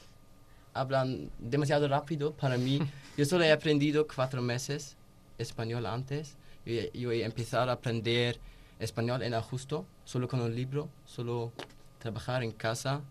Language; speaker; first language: Spanish; non-native, learner; German